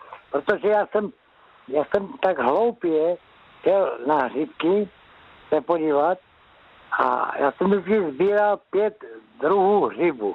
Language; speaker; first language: Czech; native; Czech